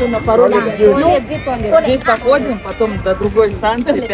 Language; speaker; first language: Russian; native; Russian